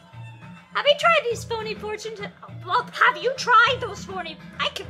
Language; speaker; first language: English; native; English